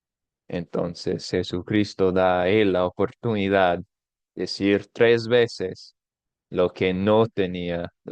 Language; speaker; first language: Spanish; non-native, fluent; English